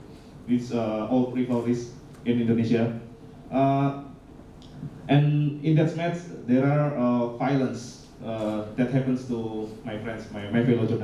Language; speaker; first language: English; non-native, learner; Indonesian